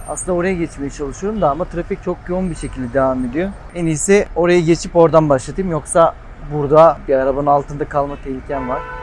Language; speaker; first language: Turkish; non-native, local second language; Kurdish